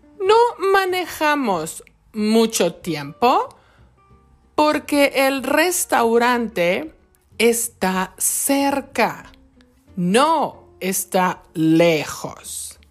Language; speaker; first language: Spanish; non-native, fluent; English